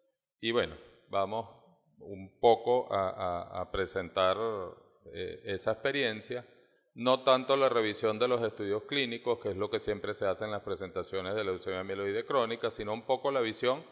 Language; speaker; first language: Spanish; native; Spanish